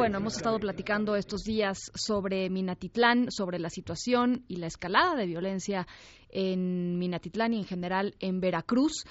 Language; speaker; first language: Spanish; native; Spanish